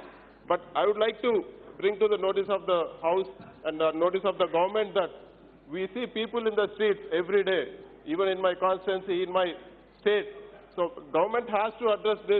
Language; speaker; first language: English; non-native, local second language; Telugu